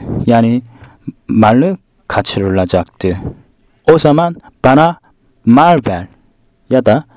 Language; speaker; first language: Turkish; non-native, fluent; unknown